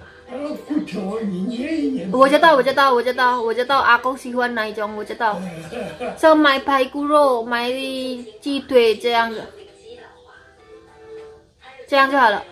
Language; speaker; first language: Chinese; non-native, learner; Indonesian